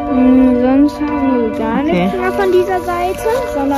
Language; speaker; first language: German; early bilingual, other home language; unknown